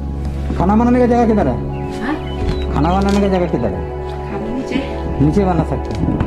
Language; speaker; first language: Hindi; non-native, local second language; Bangla